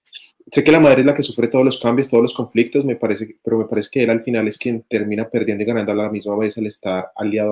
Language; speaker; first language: Spanish; native; Spanish